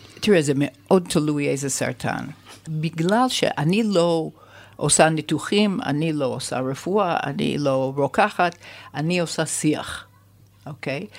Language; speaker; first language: Hebrew; non-native, fluent; English